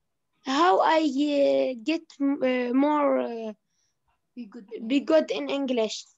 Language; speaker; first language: English; non-native, learner; Arabic